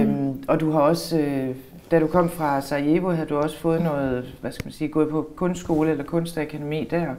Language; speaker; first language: Danish; native; Danish